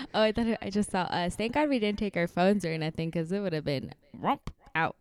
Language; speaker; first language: English; early bilingual, heritage; Spanish